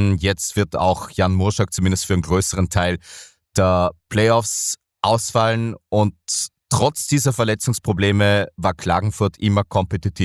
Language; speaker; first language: German; native; German